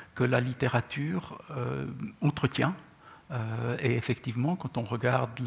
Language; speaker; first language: French; non-native, local second language; Czech